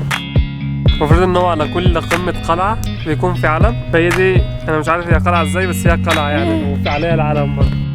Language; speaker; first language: Arabic; native; Arabic